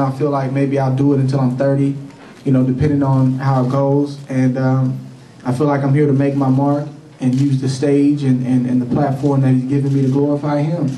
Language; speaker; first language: English; native; English